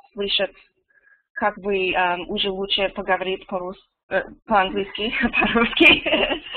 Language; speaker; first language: Russian; non-native, learner; English